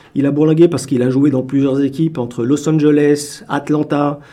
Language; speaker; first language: French; native; French